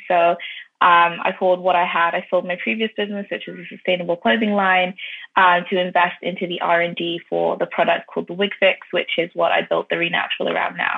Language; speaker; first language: English; native; English